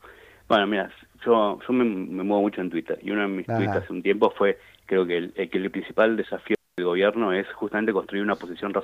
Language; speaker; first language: Spanish; native; Spanish